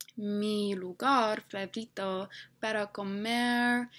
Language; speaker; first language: Spanish; non-native, learner; English